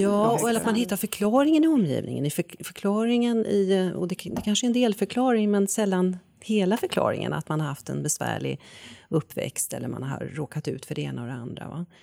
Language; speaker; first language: Swedish; native; Swedish